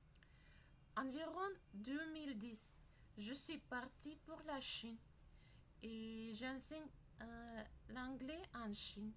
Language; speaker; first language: French; non-native, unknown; Russian